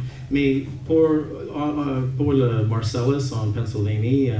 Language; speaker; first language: French; non-native, local second language; English